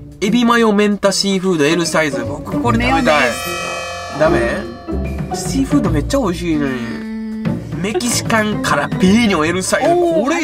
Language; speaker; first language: Japanese; native; Japanese